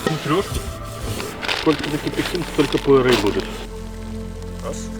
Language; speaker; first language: Russian; non-native, local second language; Ukrainian